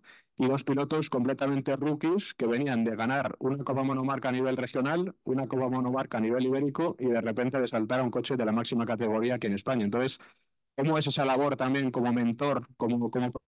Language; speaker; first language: Spanish; native; Spanish